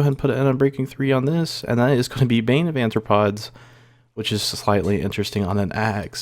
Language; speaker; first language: English; native; English